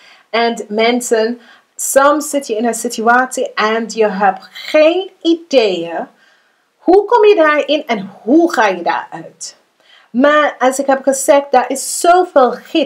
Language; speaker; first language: Dutch; non-native, learner; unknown